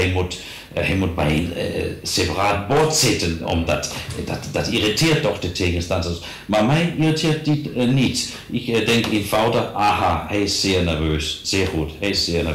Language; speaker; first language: Dutch; non-native, fluent; Danish